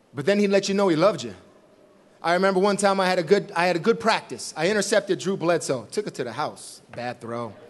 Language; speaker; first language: English; native; English